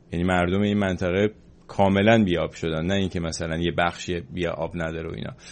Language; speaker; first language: Persian; native; Persian